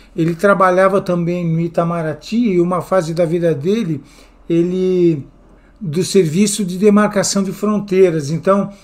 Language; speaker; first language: Portuguese; native; Portuguese